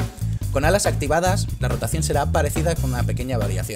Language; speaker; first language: Spanish; native; Spanish